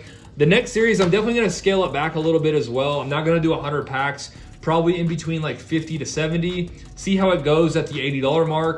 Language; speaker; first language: English; native; English